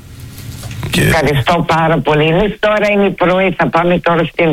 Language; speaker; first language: Greek; early bilingual, heritage; Greek